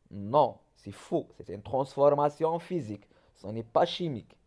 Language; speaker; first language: French; non-native, local second language; Arabic